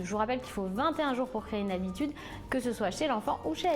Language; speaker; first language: French; native; French